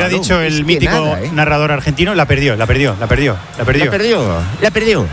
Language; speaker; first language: Spanish; native; Spanish